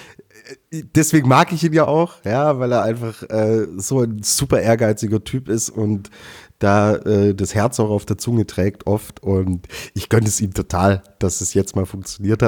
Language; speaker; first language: German; native; German